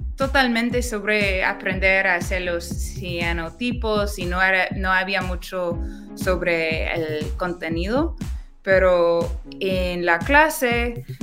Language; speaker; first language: Spanish; non-native, fluent; English